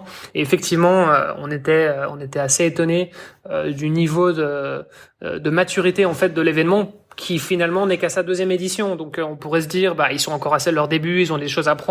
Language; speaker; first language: French; native; French